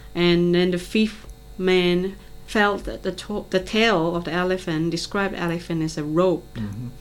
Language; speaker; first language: English; non-native, local second language; Cantonese